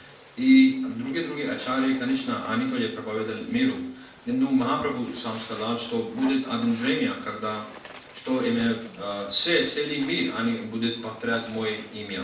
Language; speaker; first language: Russian; non-native, learner; Hindi